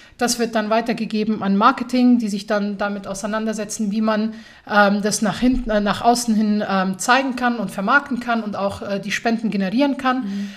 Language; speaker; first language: German; early bilingual, other home language; Persian